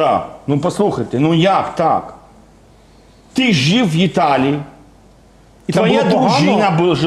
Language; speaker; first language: Ukrainian; non-native, fluent; Georgian